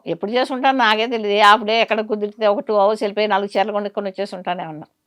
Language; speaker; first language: Telugu; native; Telugu